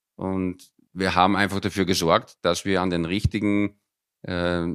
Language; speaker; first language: German; early bilingual, other home language; Dutch